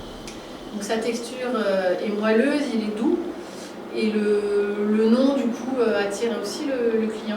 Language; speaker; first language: French; native; French